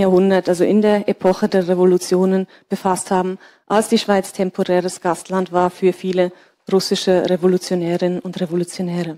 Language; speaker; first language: German; native; German